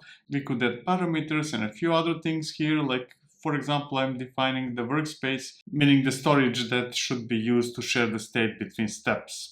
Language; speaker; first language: English; non-native, fluent; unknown